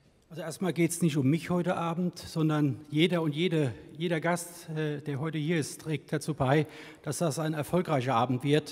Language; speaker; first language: German; native; German